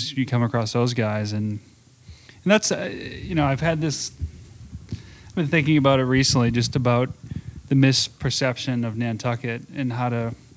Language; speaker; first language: English; native; English